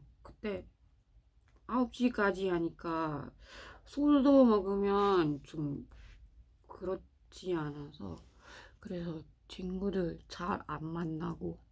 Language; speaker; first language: Korean; non-native, learner; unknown